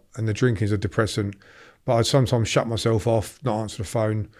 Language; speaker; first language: English; native; English